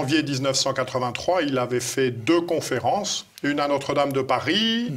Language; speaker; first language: French; native; French